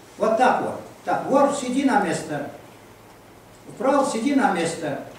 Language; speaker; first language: Russian; non-native, local second language; Crimean Tatar